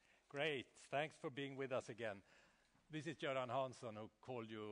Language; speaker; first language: English; non-native, fluent; Swedish